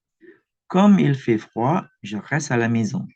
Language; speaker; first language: French; non-native, fluent; Indonesian